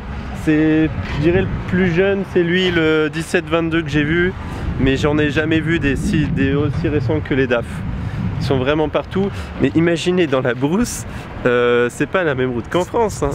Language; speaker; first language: French; native; French